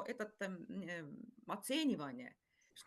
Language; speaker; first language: Russian; non-native, fluent; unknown